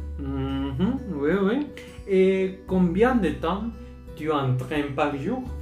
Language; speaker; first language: French; non-native, learner; Spanish